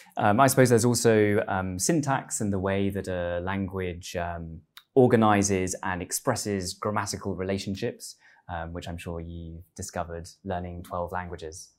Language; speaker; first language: English; native; English